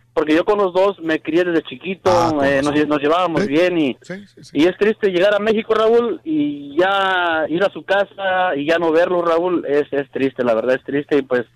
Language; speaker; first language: Spanish; native; Spanish